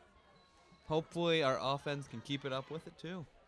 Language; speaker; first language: English; native; English